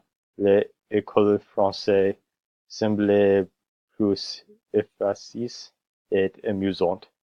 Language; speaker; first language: French; non-native, learner; English